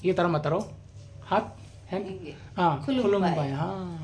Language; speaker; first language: Kannada; non-native, learner; Bodo